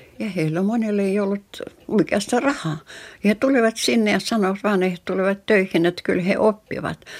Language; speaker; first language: Finnish; non-native, local second language; Russian